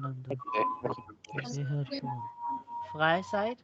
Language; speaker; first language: German; non-native, fluent; Urdu